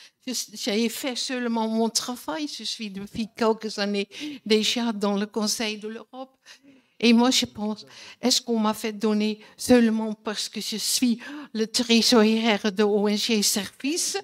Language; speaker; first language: French; non-native, learner; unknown